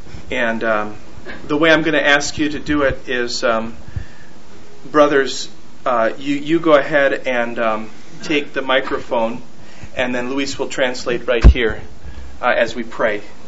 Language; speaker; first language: English; native; English